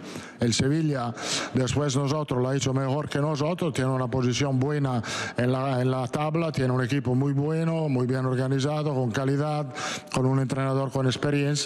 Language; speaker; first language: Spanish; non-native, fluent; Italian